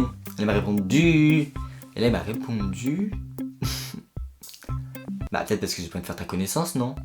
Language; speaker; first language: French; native; French